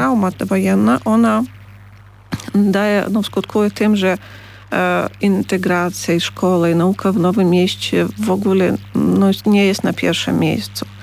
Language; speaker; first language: Polish; non-native, fluent; Ukrainian